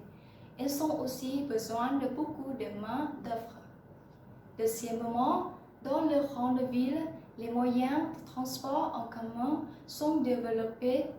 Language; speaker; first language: French; non-native, learner; Vietnamese